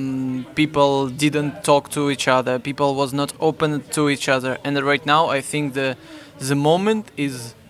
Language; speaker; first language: English; non-native, fluent; Russian